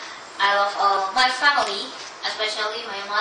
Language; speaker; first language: English; non-native, learner; Indonesian